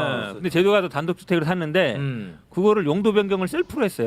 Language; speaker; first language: Korean; native; Korean